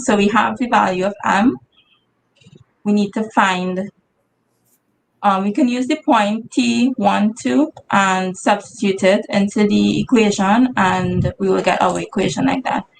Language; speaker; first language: English; native; English